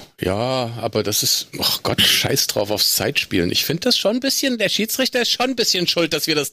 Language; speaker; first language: German; native; German